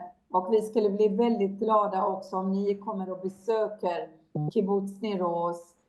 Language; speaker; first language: Swedish; non-native, fluent; Hebrew